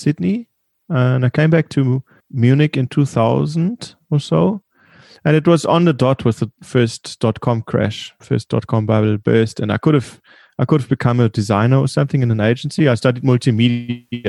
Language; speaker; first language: English; non-native, fluent; German